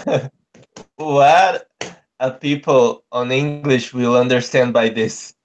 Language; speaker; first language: English; non-native, learner; Portuguese